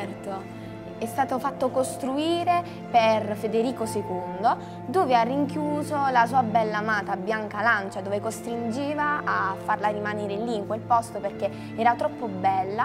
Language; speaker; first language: Italian; native; Italian